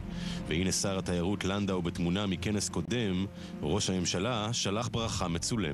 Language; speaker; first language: Hebrew; native; Hebrew